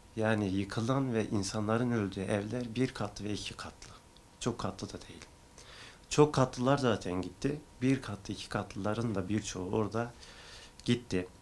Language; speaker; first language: Turkish; native; Turkish